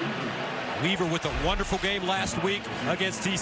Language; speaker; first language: English; native; English